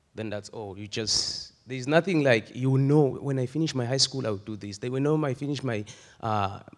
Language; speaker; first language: English; non-native, local second language; Swati